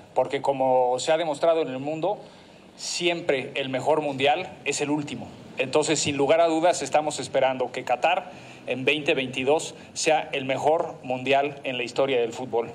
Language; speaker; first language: Spanish; native; Spanish